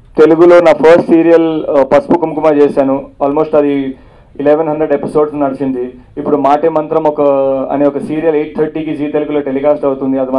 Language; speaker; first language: Telugu; non-native, local second language; Urdu